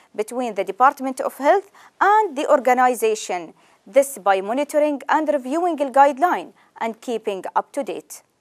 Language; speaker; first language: English; non-native, fluent; Arabic